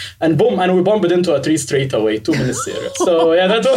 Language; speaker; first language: English; non-native, fluent; Arabic